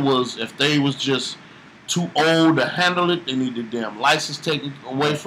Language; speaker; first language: English; native; English